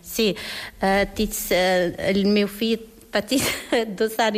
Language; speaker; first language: Catalan; non-native, learner; Arabic